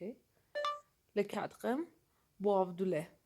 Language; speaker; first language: French; non-native, learner; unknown